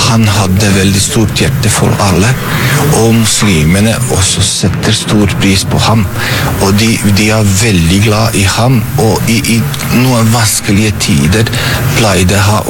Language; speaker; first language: Norwegian; non-native, fluent; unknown